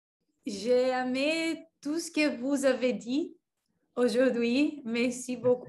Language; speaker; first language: French; non-native, learner; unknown